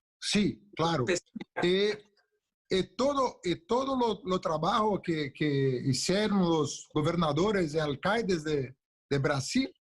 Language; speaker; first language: Spanish; non-native, local second language; Portuguese